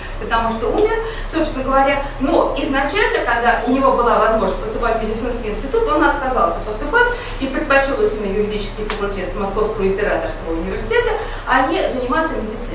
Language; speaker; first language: Russian; native; Russian